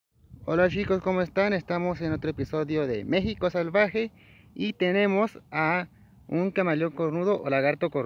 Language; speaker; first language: Spanish; native; Spanish